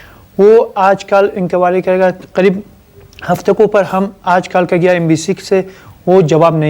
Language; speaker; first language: Hindi; non-native, learner; Persian